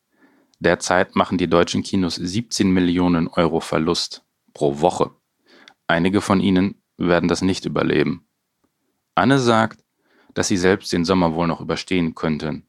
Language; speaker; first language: German; native; German